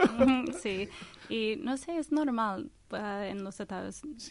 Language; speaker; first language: Spanish; non-native, learner; English